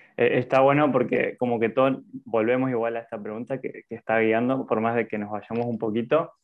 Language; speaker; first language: Spanish; native; Spanish